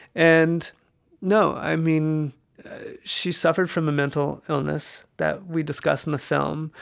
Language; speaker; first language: English; native; English